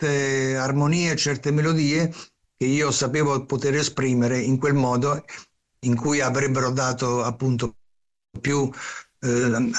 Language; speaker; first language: Italian; native; Italian